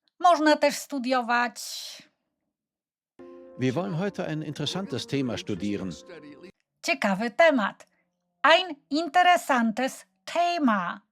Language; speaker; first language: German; non-native, fluent; Polish